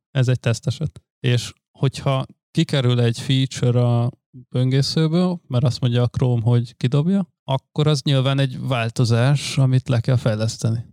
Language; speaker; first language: Hungarian; native; Hungarian